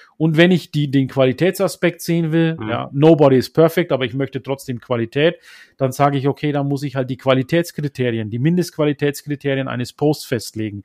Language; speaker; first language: German; early bilingual, other home language; Turkish